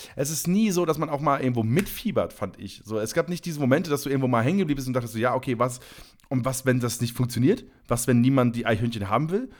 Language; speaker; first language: German; native; German